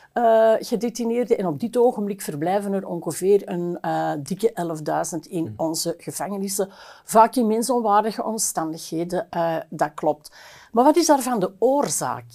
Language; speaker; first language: Dutch; native; Dutch